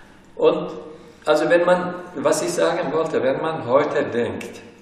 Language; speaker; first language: German; non-native, fluent; Turkish